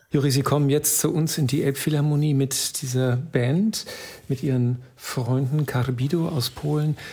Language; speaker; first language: German; native; German